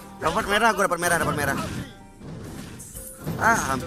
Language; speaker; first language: Indonesian; native; Indonesian